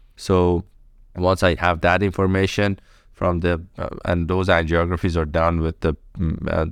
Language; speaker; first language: English; early bilingual, other home language; Persian